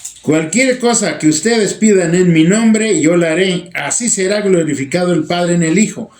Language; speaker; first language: Spanish; native; Spanish